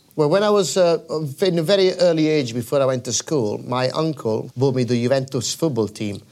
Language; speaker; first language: English; non-native, fluent; Italian